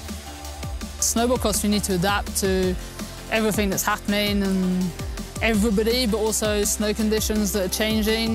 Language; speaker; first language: English; early bilingual, heritage; English